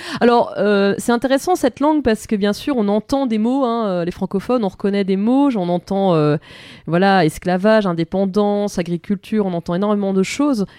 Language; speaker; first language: French; native; French